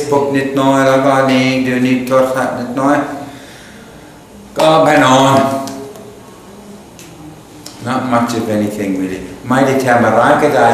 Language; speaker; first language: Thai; non-native, learner; English